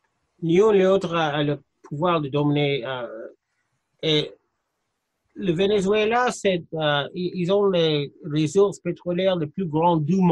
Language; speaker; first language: French; non-native, fluent; English